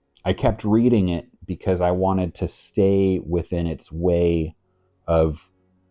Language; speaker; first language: English; native; English